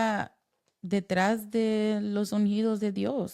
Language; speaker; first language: Spanish; early bilingual, heritage; Spanish